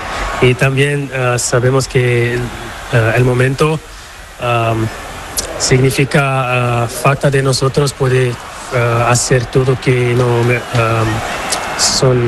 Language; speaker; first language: Spanish; non-native, learner; Portuguese